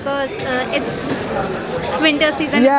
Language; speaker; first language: English; non-native, local second language; Hindi